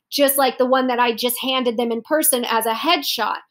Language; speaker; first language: English; native; English